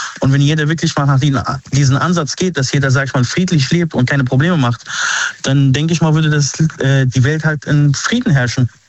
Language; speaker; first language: German; early bilingual, other home language; Arabic